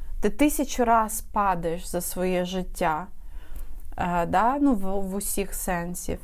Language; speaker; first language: Ukrainian; non-native, local second language; Russian